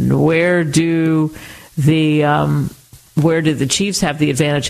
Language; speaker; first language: English; native; English